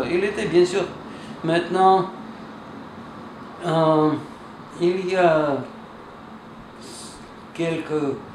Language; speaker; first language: French; non-native, fluent; Russian